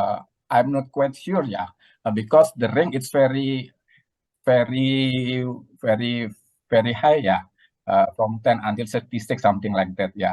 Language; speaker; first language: English; non-native, learner; Indonesian